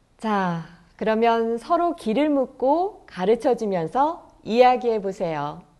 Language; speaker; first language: Korean; native; Korean